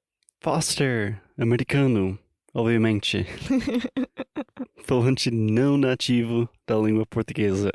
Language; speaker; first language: Portuguese; non-native, fluent; English